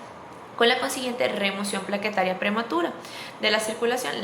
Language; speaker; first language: Spanish; native; Spanish